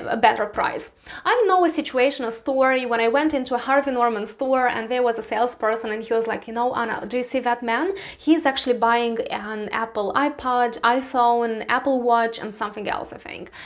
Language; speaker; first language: English; non-native, fluent; Romanian